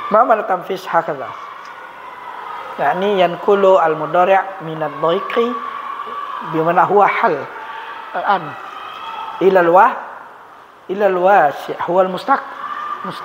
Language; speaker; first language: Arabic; non-native, fluent; Indonesian